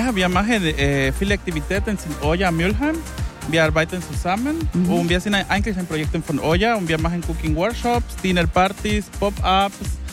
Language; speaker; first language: German; non-native, fluent; Spanish